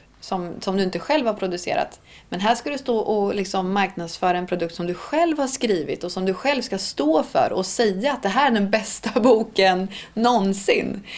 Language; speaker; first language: Swedish; native; Swedish